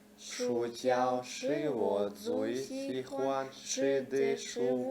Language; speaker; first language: Chinese; non-native, learner; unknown